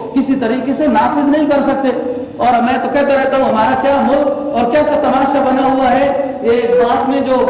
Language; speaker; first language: Urdu; native; Urdu